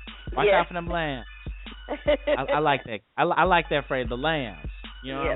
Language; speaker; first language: English; native; English